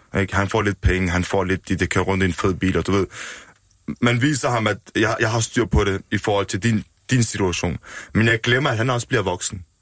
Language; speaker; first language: Danish; early bilingual, other home language; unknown